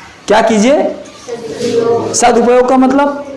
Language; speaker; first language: Hindi; native; Hindi